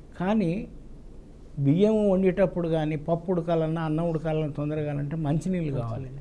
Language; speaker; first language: Telugu; native; Telugu